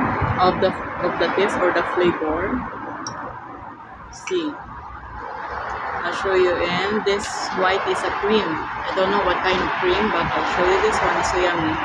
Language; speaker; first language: English; non-native, learner; Filipino